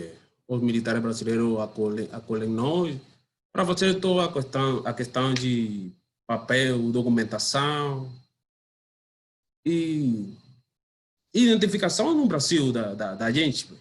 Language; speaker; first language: Portuguese; non-native, learner; Spanish